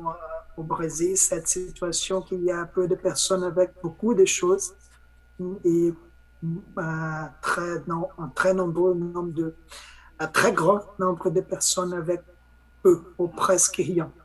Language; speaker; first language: French; non-native, learner; Portuguese